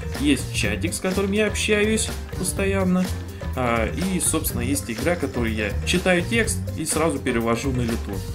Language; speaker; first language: Russian; non-native, fluent; Romanian